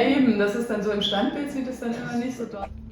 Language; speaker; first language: German; native; German